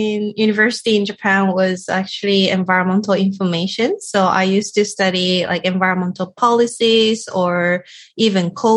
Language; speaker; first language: English; non-native, fluent; Japanese